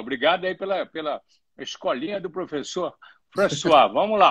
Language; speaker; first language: Portuguese; native; Portuguese